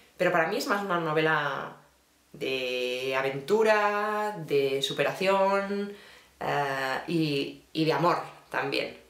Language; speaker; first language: Spanish; native; Spanish